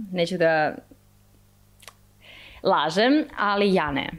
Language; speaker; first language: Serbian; non-native, learner; Chinese